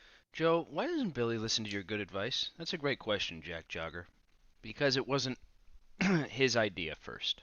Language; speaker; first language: English; native; English